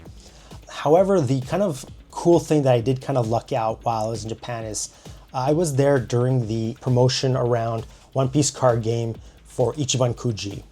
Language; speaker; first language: English; native; English